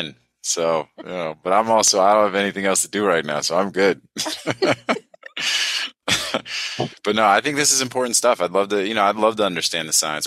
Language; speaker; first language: English; native; English